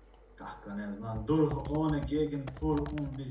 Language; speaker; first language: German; non-native, learner; Croatian